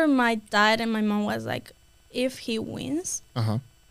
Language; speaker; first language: English; non-native, fluent; Spanish